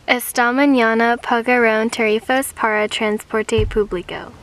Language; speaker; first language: Spanish; non-native, learner; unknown